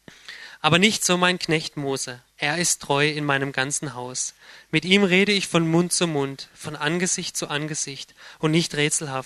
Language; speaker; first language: German; native; German